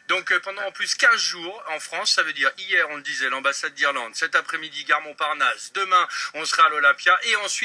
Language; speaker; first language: French; native; French